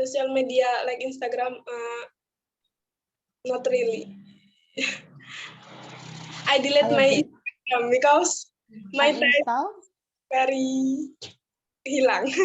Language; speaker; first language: English; non-native, learner; Indonesian